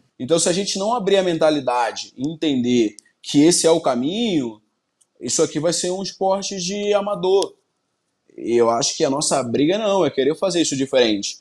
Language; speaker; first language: Portuguese; native; Portuguese